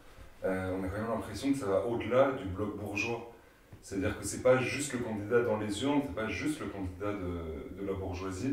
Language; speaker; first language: French; native; French